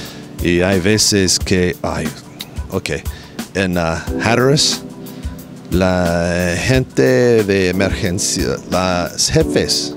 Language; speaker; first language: Spanish; non-native, learner; English